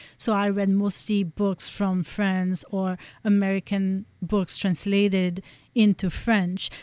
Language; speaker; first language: English; non-native, fluent; French